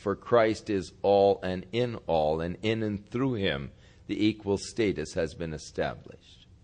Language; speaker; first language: English; native; English